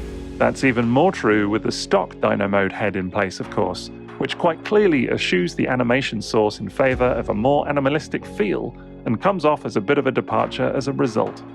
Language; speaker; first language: English; native; English